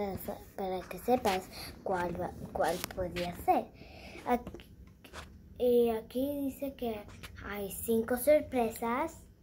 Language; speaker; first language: Spanish; early bilingual, heritage; Spanish